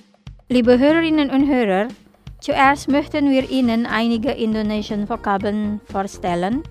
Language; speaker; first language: German; non-native, fluent; Indonesian